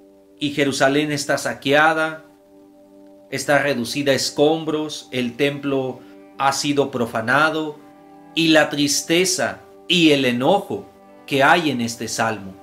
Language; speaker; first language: Spanish; native; Spanish